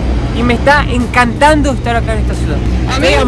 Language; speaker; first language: Spanish; native; Spanish